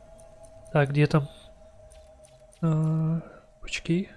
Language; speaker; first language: Czech; non-native, learner; Ukrainian